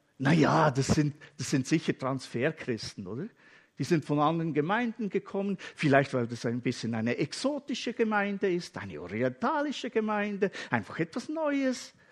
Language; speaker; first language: German; native; German